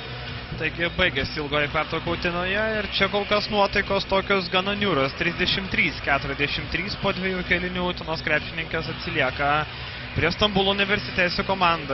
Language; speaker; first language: Lithuanian; native; Lithuanian